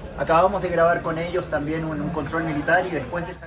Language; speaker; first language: Spanish; native; Spanish